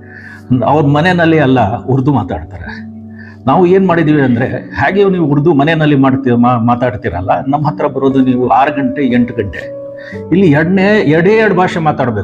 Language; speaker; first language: Kannada; non-native, local second language; Urdu